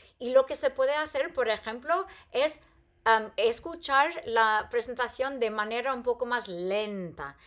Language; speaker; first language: Spanish; non-native, fluent; English